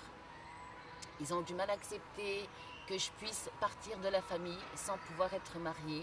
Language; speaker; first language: French; early bilingual, other home language; Kabyle